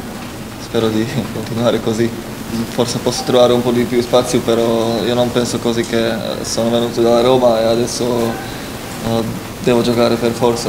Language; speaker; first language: Italian; non-native, fluent; Slovak